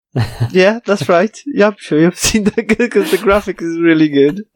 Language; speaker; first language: English; non-native, fluent; Polish